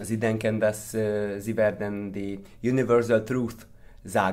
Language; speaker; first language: German; non-native, fluent; Hungarian